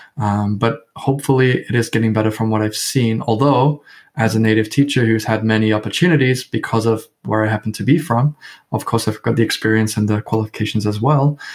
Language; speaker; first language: English; native; English